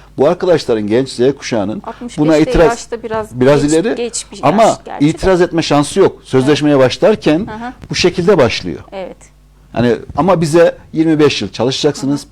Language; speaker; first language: Turkish; native; Turkish